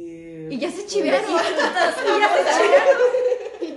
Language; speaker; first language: Spanish; native; Spanish